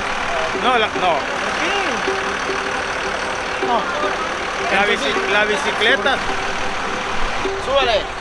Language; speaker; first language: Spanish; native; Spanish